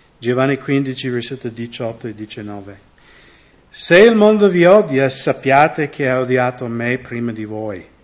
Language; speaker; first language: Italian; non-native, fluent; English